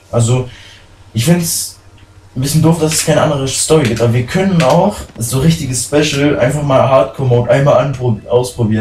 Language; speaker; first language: German; native; German